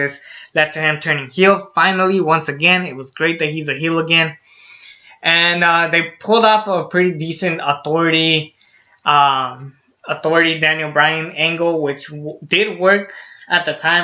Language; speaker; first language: English; native; English